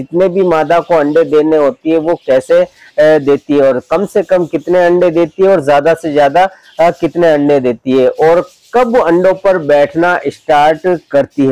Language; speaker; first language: Hindi; native; Hindi